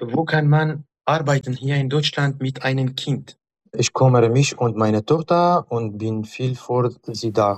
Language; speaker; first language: German; non-native, learner; Arabic